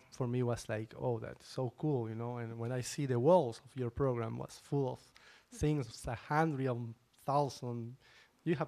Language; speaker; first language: English; non-native, fluent; Spanish